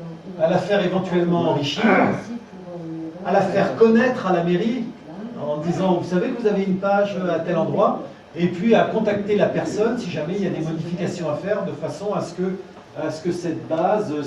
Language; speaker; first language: French; native; French